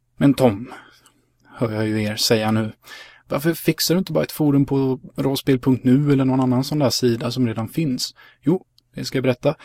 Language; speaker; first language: Swedish; early bilingual, other home language; Hungarian